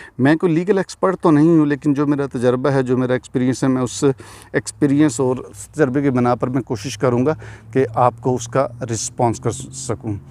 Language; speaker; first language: Urdu; non-native, local second language; Punjabi